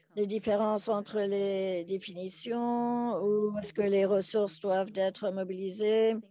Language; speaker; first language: French; non-native, fluent; English